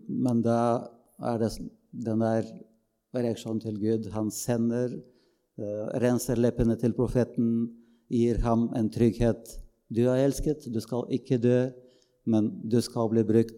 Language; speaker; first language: Norwegian; non-native, fluent; Bulgarian